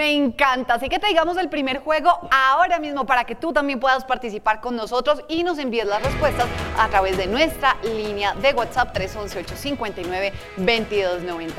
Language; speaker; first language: Spanish; native; Spanish